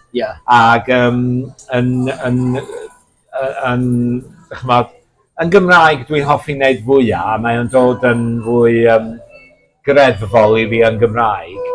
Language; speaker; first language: Welsh; native; Welsh